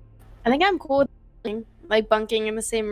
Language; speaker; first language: English; native; English